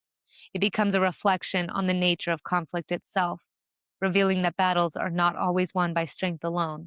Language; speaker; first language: English; native; English